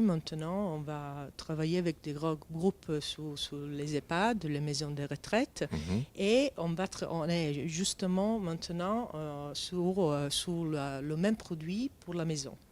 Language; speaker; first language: French; non-native, fluent; Italian